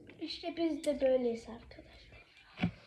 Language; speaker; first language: Turkish; early bilingual, heritage; Turkish